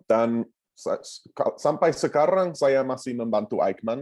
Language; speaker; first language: Indonesian; non-native, fluent; English